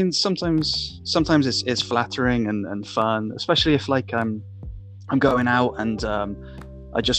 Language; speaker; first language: English; native; English